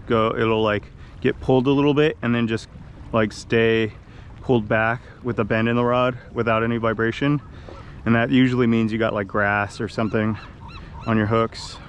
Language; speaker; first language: English; native; English